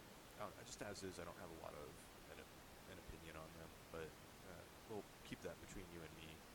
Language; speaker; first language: English; native; English